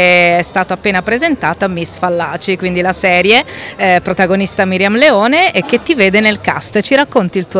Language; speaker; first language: Italian; native; Italian